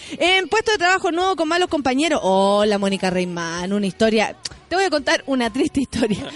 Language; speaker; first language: Spanish; native; Spanish